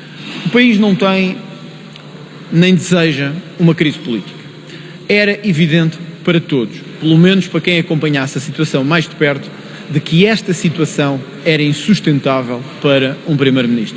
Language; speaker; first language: Portuguese; native; Portuguese